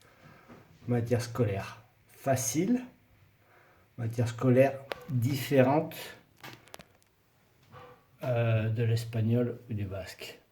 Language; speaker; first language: French; non-native, fluent; Spanish